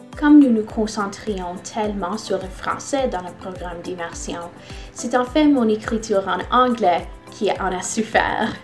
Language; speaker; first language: French; non-native, local second language; English